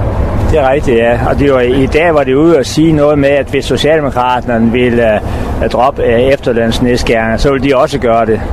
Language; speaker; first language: Danish; native; Danish